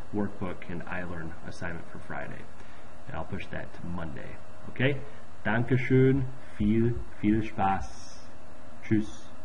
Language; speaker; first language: English; native; English